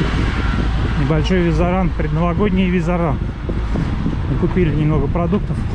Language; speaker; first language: Russian; native; Russian